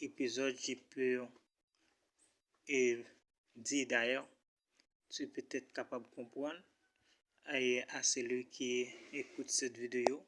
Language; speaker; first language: French; non-native, local second language; Haitian Creole